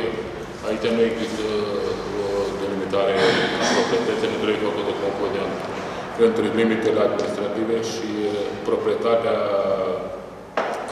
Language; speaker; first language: Romanian; native; Romanian